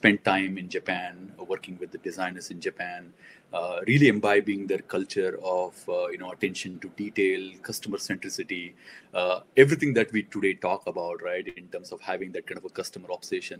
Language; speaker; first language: English; non-native, local second language; Marathi